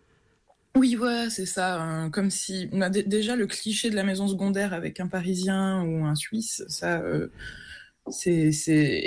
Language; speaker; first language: French; native; French